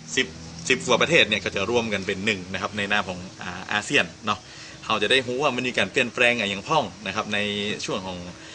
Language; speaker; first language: Thai; native; Thai